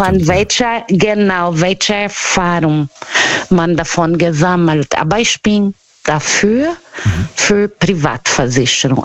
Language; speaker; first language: German; non-native, fluent; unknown